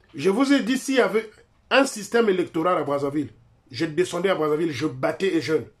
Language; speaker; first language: French; non-native, local second language; Lingala